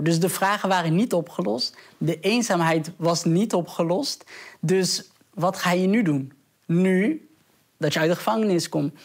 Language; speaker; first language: Dutch; early bilingual, other home language; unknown